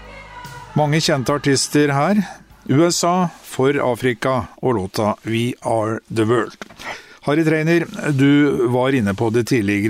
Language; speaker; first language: Norwegian; native; Norwegian